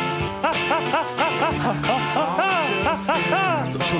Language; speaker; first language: English; native; English